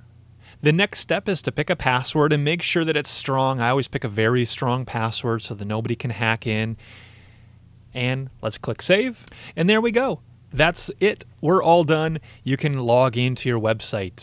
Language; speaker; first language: English; native; English